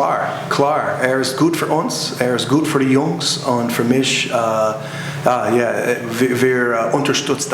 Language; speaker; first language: German; non-native, learner; English